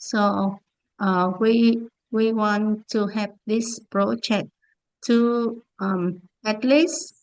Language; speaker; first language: English; non-native, learner; Vietnamese